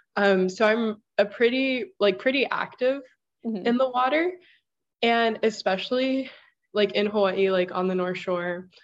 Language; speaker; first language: English; native; English